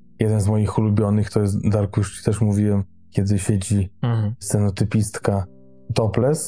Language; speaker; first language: Polish; native; Polish